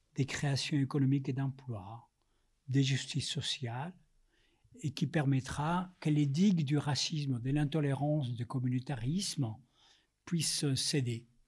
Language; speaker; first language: French; non-native, fluent; Spanish